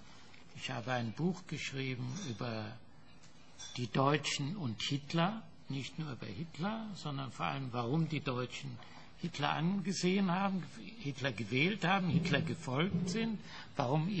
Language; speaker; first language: German; non-native, fluent; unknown